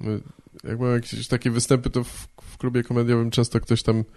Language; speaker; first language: Polish; native; Polish